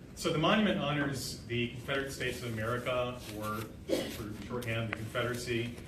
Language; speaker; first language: English; native; English